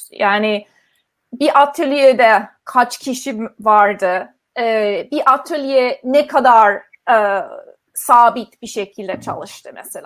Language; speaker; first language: Turkish; non-native, fluent; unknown